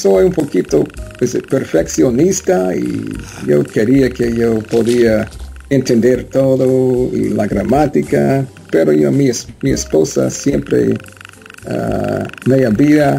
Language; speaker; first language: Spanish; non-native, learner; English